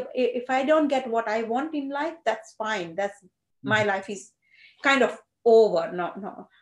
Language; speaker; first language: English; non-native, local second language; Gujarati